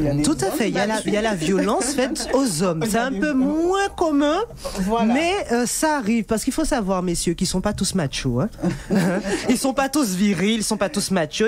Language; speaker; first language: French; native; French